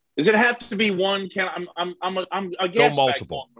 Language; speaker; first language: English; native; English